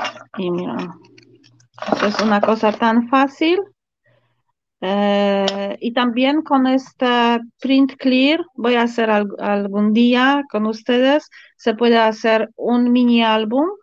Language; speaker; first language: Spanish; non-native, fluent; Polish